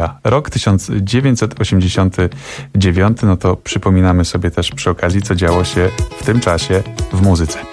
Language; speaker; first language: Polish; native; Polish